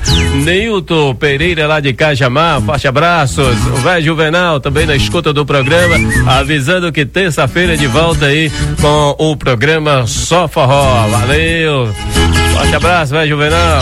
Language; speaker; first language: Portuguese; native; Portuguese